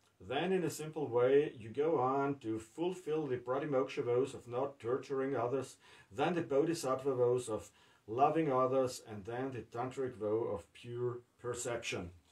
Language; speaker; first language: English; non-native, fluent; German